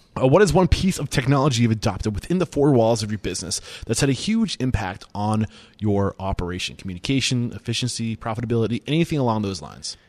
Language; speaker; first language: English; native; English